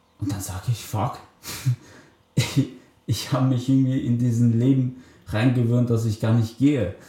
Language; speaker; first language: German; early bilingual, other home language; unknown